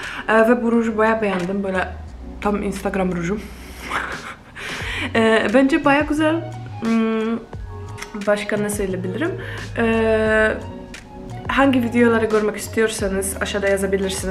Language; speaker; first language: Turkish; non-native, fluent; Polish